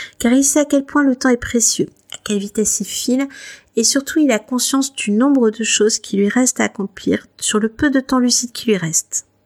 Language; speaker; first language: French; native; French